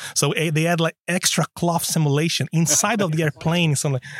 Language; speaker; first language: English; non-native, fluent; Portuguese